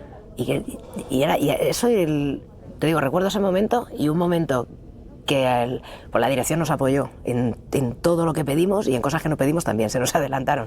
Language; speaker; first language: Spanish; native; Spanish